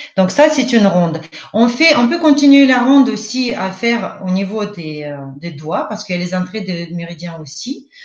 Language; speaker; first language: French; non-native, fluent; Russian